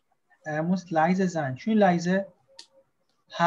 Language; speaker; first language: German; non-native, fluent; Arabic